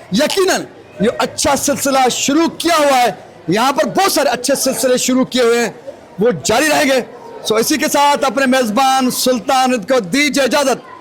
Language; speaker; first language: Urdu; non-native, local second language; Sindhi